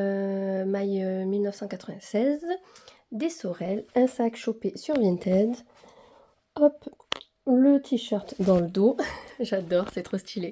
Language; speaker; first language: French; native; French